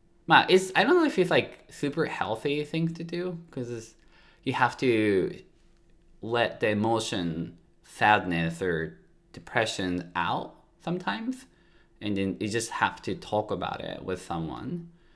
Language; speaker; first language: English; non-native, fluent; Japanese